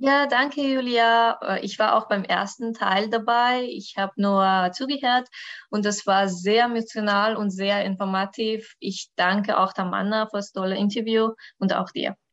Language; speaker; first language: German; non-native, learner; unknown